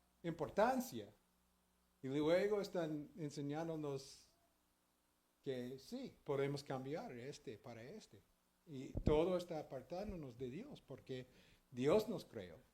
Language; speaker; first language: Spanish; early bilingual, heritage; Spanish